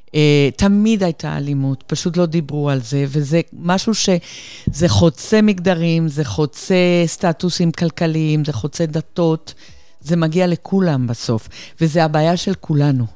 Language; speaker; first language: Hebrew; non-native, fluent; Spanish